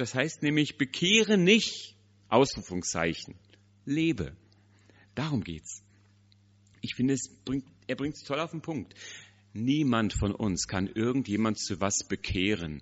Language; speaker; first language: German; native; German